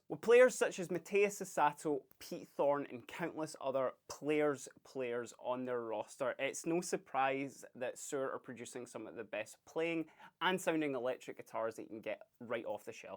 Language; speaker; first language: English; native; English